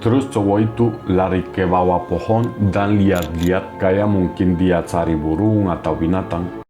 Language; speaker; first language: Indonesian; non-native, fluent; Spanish